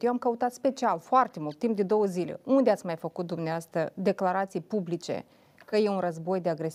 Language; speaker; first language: Romanian; native; Romanian